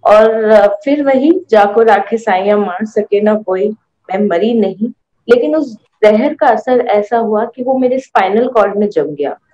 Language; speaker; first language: Hindi; native; Hindi